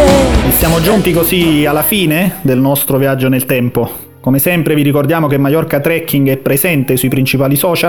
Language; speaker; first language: Italian; native; Italian